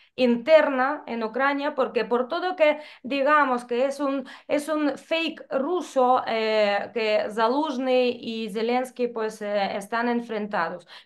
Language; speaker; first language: Spanish; non-native, fluent; Ukrainian